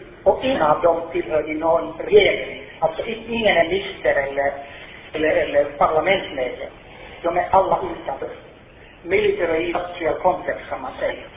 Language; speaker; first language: Swedish; non-native, fluent; Finnish